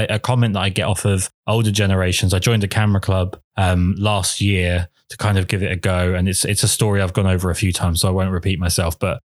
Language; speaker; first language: English; native; English